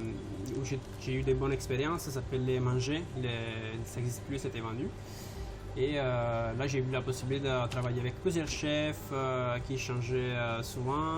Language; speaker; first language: French; non-native, fluent; Italian